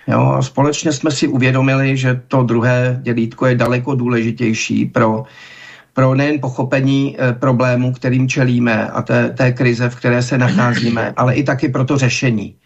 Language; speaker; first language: Czech; native; Czech